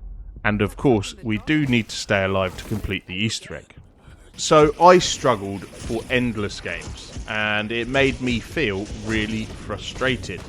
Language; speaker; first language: English; native; English